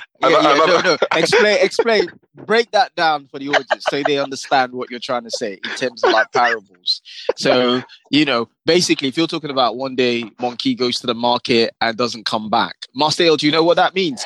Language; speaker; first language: English; non-native, local second language; Yoruba